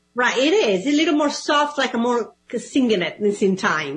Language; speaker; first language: English; non-native, fluent; Italian